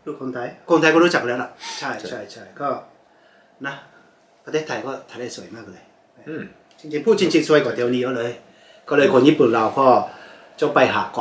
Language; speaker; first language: Thai; non-native, fluent; Japanese